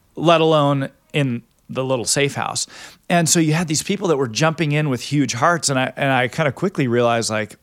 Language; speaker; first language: English; native; English